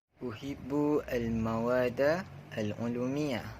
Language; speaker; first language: Arabic; non-native, learner; Malay